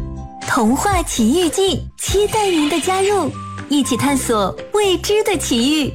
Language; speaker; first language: Chinese; native; Chinese